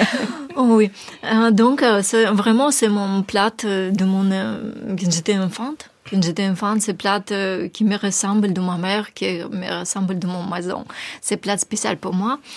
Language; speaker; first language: French; non-native, learner; Ukrainian